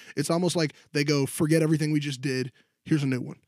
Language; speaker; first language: English; native; English